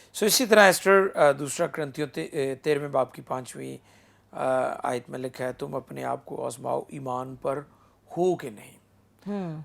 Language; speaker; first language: Urdu; non-native, local second language; Punjabi